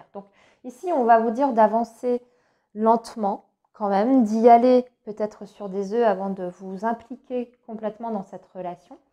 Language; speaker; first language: French; native; French